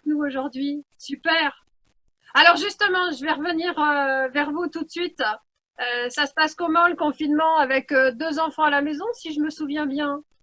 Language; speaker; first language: French; native; French